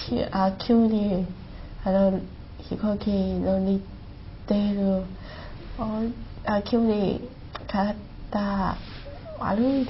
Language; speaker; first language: Japanese; non-native, learner; Chinese